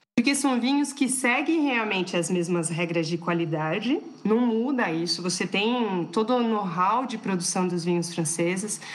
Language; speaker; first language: Portuguese; non-native, fluent; French